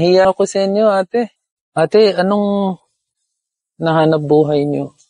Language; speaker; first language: Filipino; non-native, learner; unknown